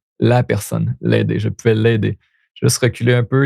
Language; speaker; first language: French; native; French